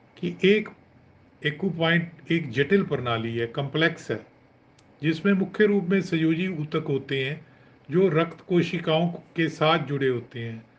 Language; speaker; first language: Hindi; non-native, local second language; Punjabi